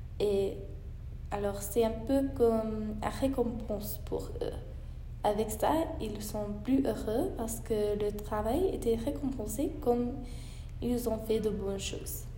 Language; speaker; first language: French; non-native, learner; English